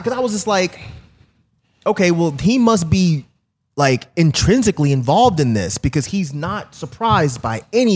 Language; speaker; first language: English; native; English